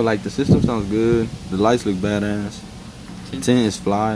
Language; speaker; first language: English; early bilingual, other home language; Spanish